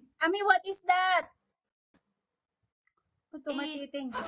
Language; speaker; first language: English; non-native, local second language; Filipino